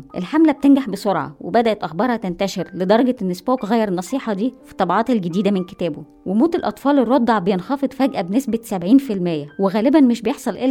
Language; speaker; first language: Arabic; native; Arabic